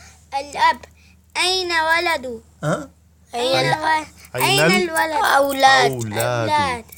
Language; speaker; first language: Arabic; non-native, learner; Urdu